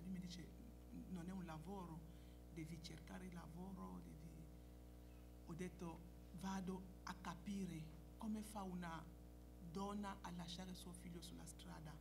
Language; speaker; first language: Italian; non-native, fluent; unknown